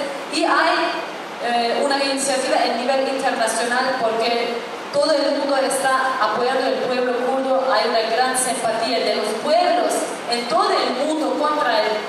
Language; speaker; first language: Spanish; non-native, fluent; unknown